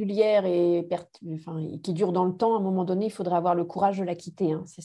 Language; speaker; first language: French; native; French